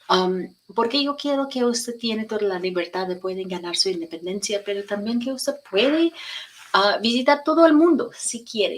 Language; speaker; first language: Spanish; non-native, learner; English